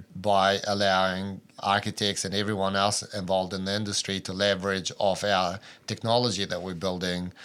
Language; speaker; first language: English; early bilingual, other home language; Albanian